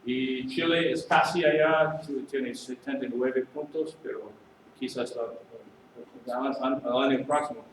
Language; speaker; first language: Spanish; non-native, learner; English